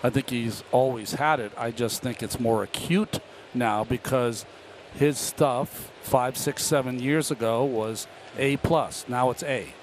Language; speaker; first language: English; native; English